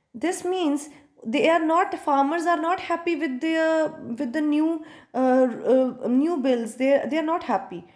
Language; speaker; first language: English; non-native, local second language; Punjabi